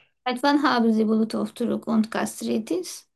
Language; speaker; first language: German; non-native, learner; Turkish